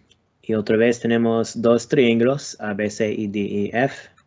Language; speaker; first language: Spanish; non-native, learner; English